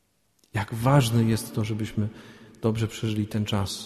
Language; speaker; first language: Polish; native; Polish